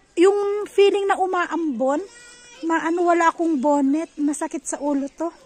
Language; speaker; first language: Filipino; native; Filipino